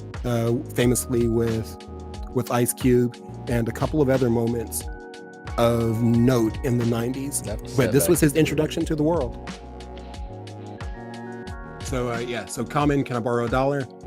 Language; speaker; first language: English; native; English